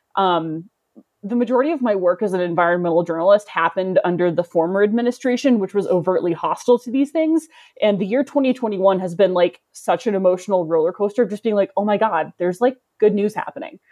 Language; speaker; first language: English; native; English